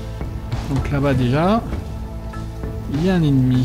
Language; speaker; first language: French; native; French